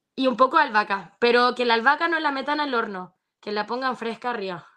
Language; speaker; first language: Spanish; native; Spanish